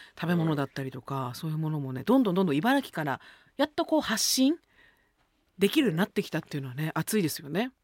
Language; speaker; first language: Japanese; native; Japanese